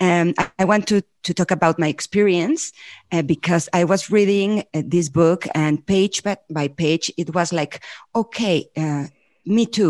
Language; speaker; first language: English; non-native, fluent; Spanish